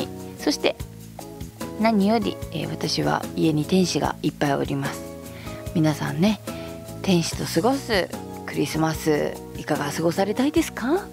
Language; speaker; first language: Japanese; native; Japanese